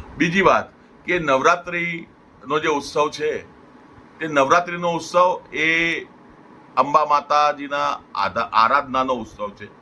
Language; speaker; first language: Gujarati; non-native, local second language; Punjabi